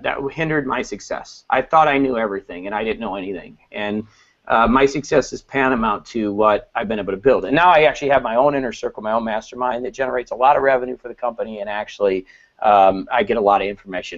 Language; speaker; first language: English; native; English